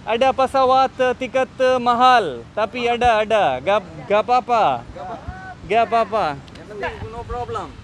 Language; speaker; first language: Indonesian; non-native, learner; Hindi